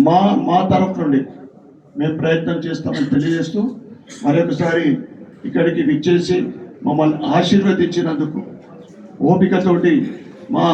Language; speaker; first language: Telugu; native; Telugu